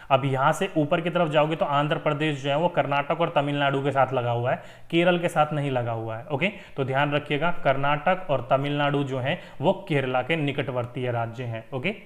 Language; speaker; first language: Hindi; native; Hindi